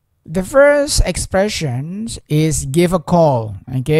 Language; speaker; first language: English; non-native, fluent; Indonesian